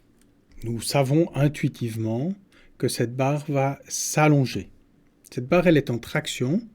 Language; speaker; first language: French; native; French